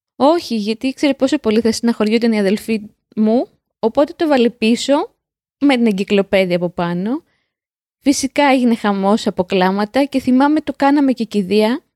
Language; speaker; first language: Greek; native; Greek